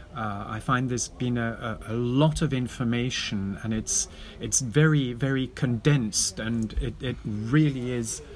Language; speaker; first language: English; native; English